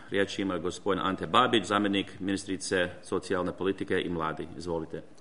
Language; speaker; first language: Croatian; early bilingual, heritage; Croatian